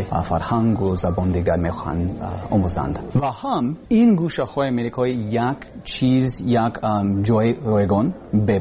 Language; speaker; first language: Persian; non-native, learner; English